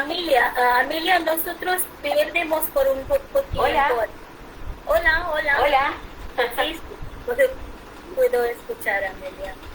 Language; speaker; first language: Spanish; non-native, fluent; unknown